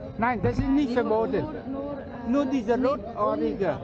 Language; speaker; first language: German; non-native, fluent; Vietnamese